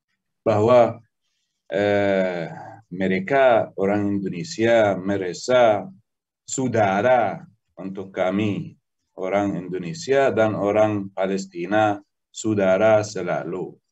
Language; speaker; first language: Indonesian; non-native, learner; Arabic